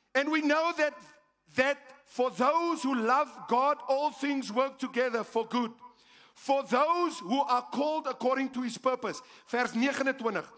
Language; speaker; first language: English; non-native, local second language; Afrikaans